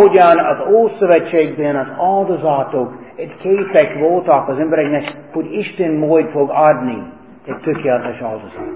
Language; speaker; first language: Hungarian; non-native, fluent; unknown